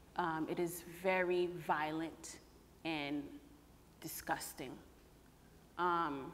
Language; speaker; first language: English; native; English